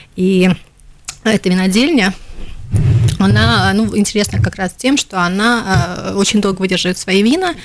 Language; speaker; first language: Russian; native; Russian